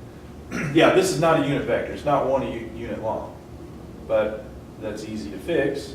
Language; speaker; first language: English; native; English